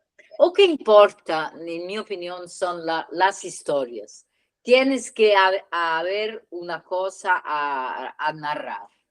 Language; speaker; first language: Spanish; non-native, learner; Italian